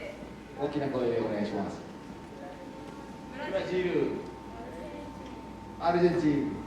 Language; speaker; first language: Japanese; early bilingual, heritage; Spanish